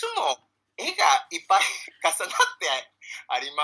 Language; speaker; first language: Japanese; non-native, learner; Spanish